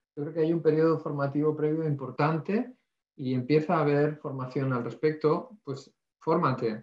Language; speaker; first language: Spanish; native; Spanish